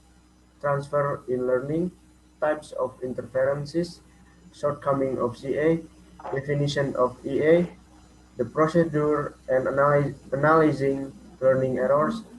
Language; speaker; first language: English; non-native, learner; Indonesian